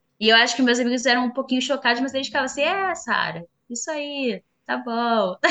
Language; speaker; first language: Portuguese; native; Portuguese